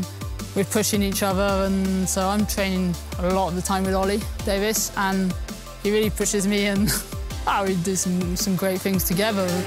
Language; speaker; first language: English; early bilingual, heritage; English